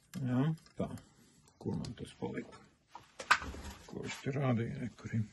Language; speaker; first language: Latvian; native; Latvian